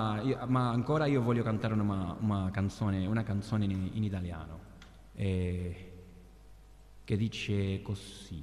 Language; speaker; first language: Italian; non-native, learner; Spanish